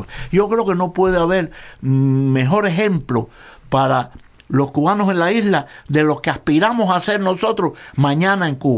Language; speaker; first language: Spanish; native; Spanish